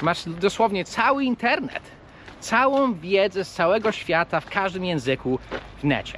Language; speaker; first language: Polish; early bilingual, heritage; Polish